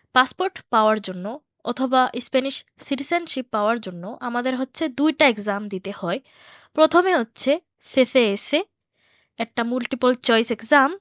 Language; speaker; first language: Bangla; early bilingual, heritage; Bangla